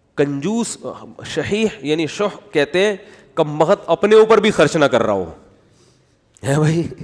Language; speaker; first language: Urdu; native; Urdu